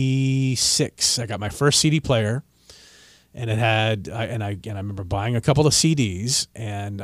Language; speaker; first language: English; native; English